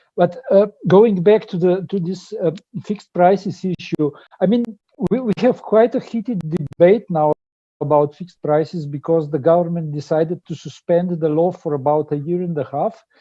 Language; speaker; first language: English; non-native, fluent; Slovenian